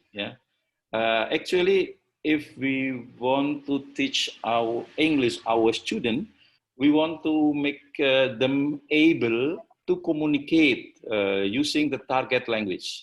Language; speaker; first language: English; non-native, learner; Indonesian